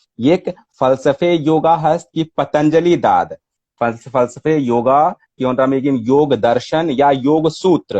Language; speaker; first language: Persian; non-native, fluent; Hindi